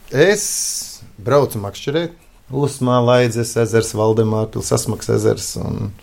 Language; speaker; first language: Latvian; native; Latvian